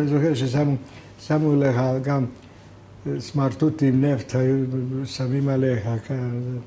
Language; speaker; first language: Hebrew; non-native, fluent; Hungarian